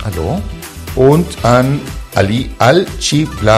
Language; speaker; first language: German; non-native, fluent; Spanish